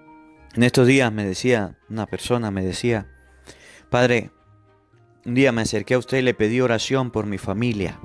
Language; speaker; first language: Spanish; native; Spanish